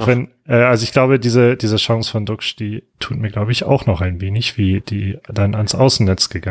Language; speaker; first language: German; native; German